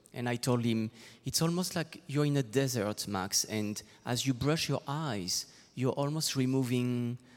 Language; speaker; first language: English; non-native, fluent; French